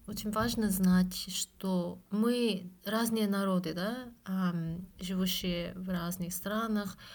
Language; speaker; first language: Russian; non-native, fluent; Japanese